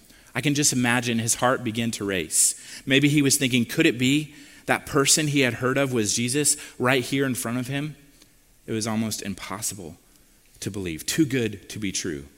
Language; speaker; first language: English; native; English